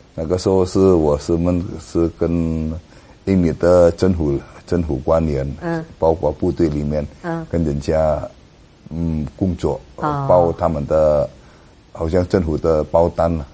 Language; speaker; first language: Chinese; non-native, learner; Indonesian